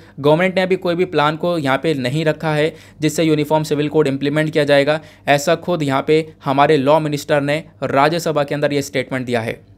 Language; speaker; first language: Hindi; native; Hindi